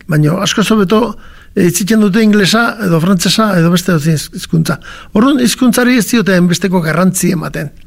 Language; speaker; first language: Basque; native; Basque